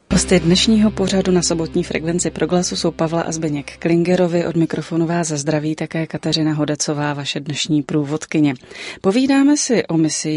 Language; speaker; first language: Czech; native; Czech